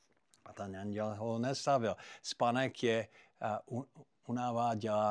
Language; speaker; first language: Czech; non-native, fluent; English